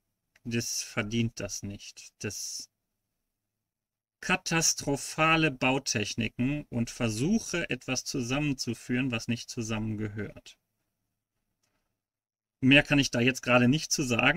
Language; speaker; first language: German; native; German